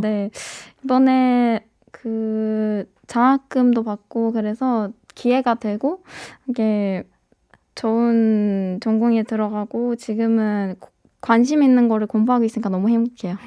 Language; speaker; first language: Korean; non-native, fluent; Persian